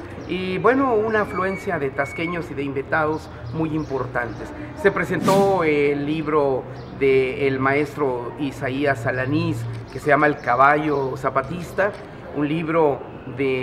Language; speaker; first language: Spanish; native; Spanish